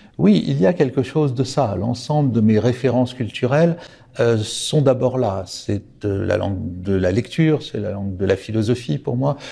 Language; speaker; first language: French; native; French